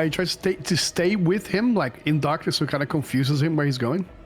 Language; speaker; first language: English; native; English